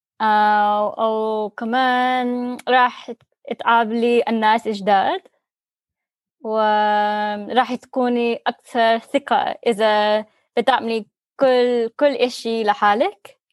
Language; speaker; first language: Arabic; non-native, learner; English